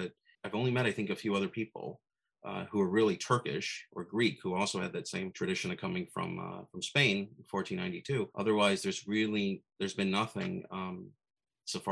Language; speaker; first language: English; native; English